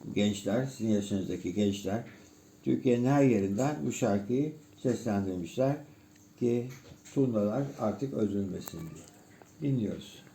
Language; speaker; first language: Turkish; native; Turkish